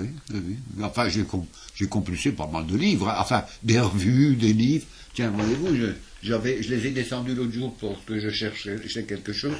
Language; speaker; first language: French; native; French